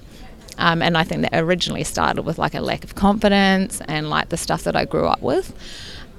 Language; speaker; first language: English; native; English